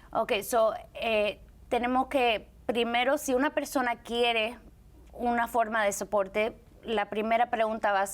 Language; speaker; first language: Spanish; early bilingual, heritage; Spanish